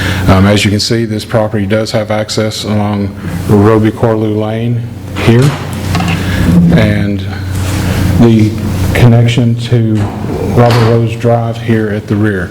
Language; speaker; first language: English; native; English